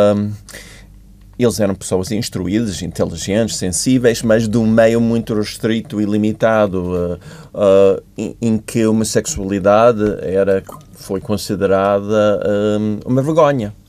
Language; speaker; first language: Portuguese; non-native, fluent; English